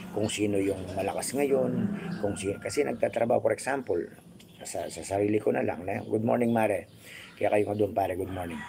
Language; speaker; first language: Filipino; non-native, local second language; Pampanga